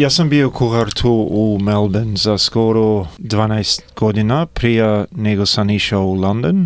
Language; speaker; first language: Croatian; early bilingual, heritage; Croatian